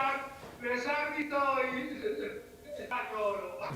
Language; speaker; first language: Italian; non-native, learner; Spanish